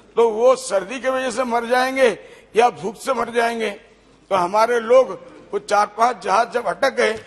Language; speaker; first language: Hindi; non-native, local second language; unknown